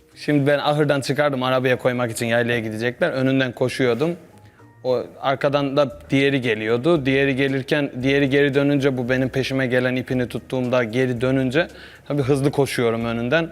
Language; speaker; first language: Turkish; native; Turkish